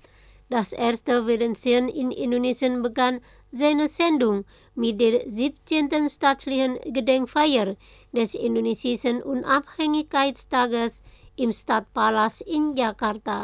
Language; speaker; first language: German; non-native, fluent; Indonesian